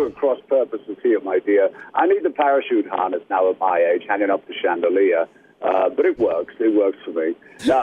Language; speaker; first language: English; native; English